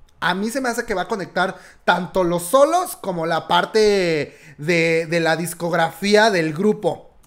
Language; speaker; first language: Spanish; native; Spanish